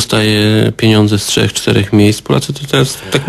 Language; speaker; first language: Polish; native; Polish